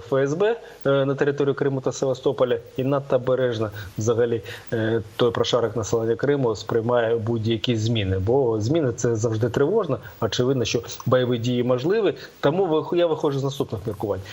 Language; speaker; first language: Ukrainian; native; Ukrainian